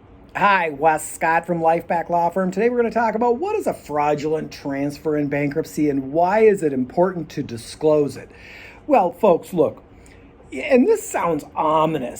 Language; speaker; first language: English; native; English